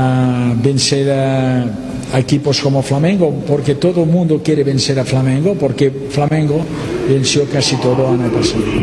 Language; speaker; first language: Portuguese; non-native, learner; Spanish